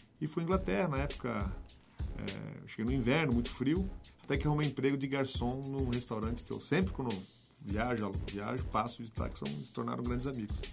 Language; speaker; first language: Portuguese; native; Portuguese